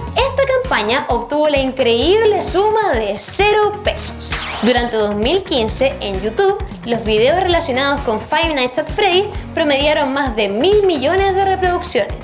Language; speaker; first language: Spanish; native; Spanish